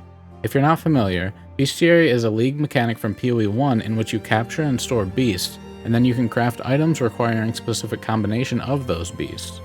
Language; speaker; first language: English; native; English